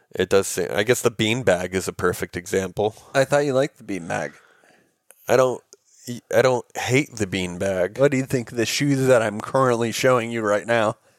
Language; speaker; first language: English; native; English